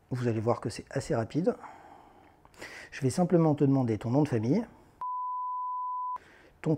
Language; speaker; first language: French; native; French